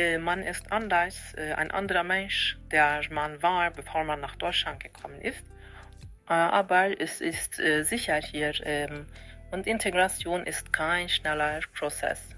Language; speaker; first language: German; non-native, fluent; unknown